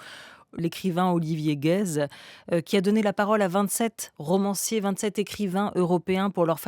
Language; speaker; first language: French; native; French